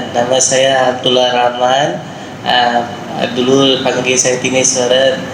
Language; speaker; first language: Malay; non-native, local second language; Tamil